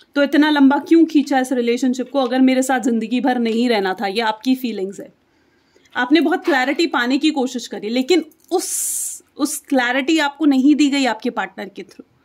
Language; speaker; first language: Hindi; native; Hindi